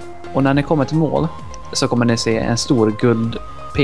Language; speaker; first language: Swedish; native; Swedish